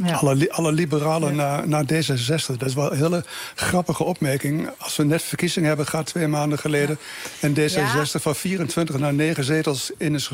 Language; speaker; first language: Dutch; native; Dutch